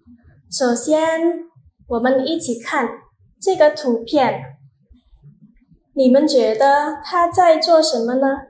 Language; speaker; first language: Chinese; non-native, fluent; Indonesian